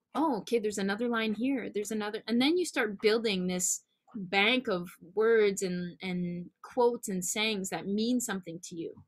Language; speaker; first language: English; native; English